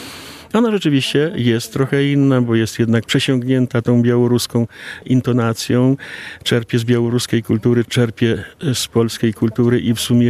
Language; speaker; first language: Polish; non-native, local second language; Belarusian